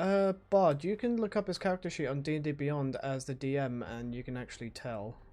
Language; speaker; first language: English; native; English